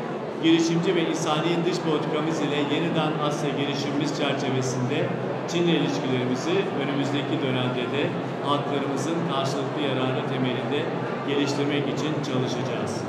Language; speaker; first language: Turkish; native; Turkish